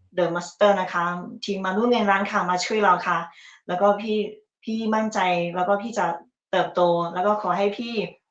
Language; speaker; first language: Thai; early bilingual, other home language; Chinese